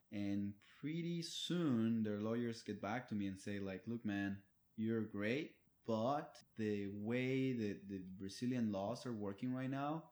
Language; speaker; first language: English; non-native, fluent; Spanish